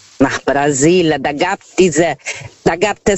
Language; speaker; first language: German; non-native, learner; Portuguese